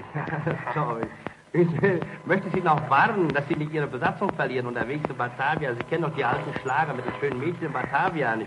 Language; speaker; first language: German; native; German